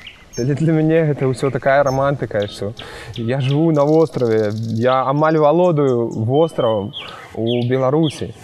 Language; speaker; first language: Belarusian; non-native, local second language; Russian